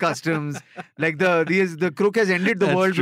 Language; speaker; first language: English; non-native, local second language; Hindi